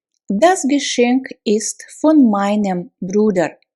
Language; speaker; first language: German; non-native, fluent; Russian